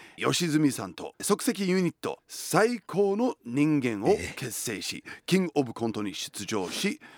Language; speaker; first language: Japanese; non-native, fluent; English